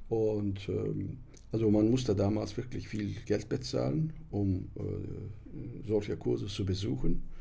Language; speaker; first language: German; non-native, fluent; Turkish